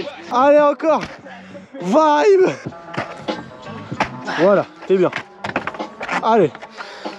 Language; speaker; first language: French; native; French